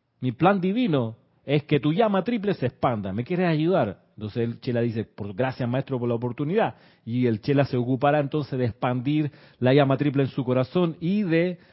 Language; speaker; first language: Spanish; native; Spanish